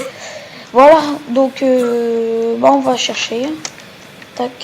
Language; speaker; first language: French; native; French